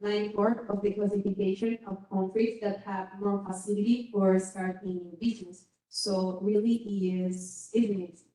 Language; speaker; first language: English; non-native, learner; Spanish